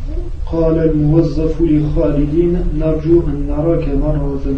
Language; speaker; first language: Arabic; non-native, learner; French